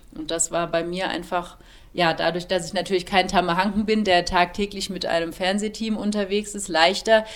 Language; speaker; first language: German; native; German